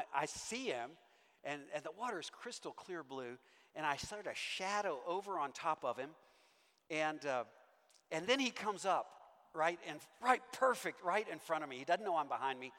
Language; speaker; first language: English; native; English